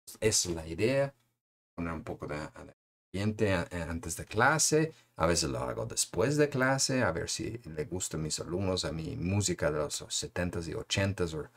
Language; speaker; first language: Spanish; non-native, fluent; English